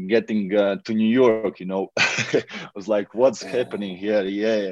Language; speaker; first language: English; non-native, fluent; Latvian